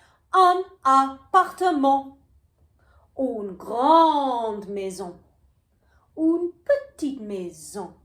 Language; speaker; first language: French; non-native, fluent; English